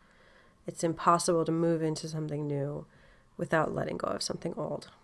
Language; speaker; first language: English; native; English